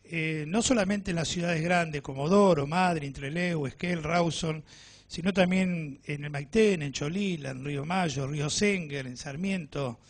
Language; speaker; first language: Spanish; native; Spanish